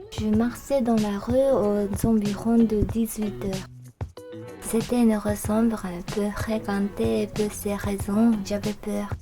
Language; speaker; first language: French; non-native, learner; Japanese